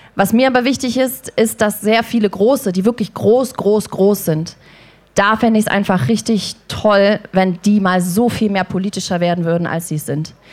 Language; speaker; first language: German; native; German